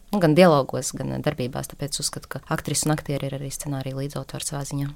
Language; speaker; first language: Latvian; native; Latvian